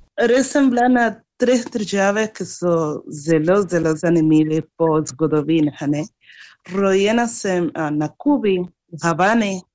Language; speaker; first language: Slovenian; non-native, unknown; Spanish